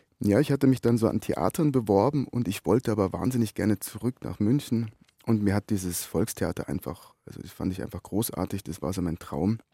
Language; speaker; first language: German; native; German